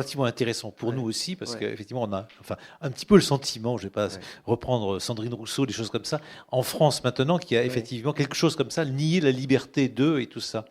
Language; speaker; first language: French; native; French